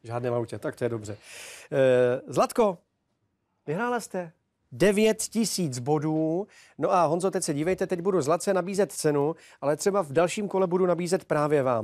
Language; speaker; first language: Czech; native; Czech